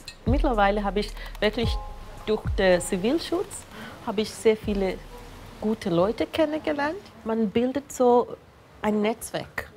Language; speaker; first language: German; non-native, fluent; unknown